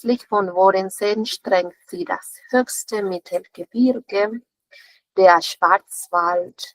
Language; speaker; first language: German; non-native, fluent; Spanish